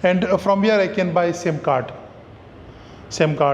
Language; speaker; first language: English; non-native, learner; Urdu